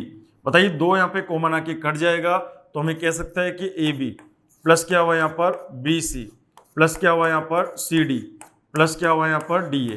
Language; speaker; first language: Hindi; native; Hindi